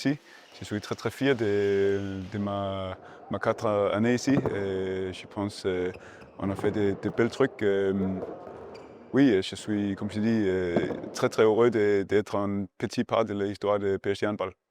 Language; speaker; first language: French; non-native, learner; Danish